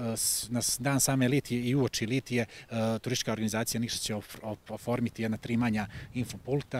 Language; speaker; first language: Croatian; native; Croatian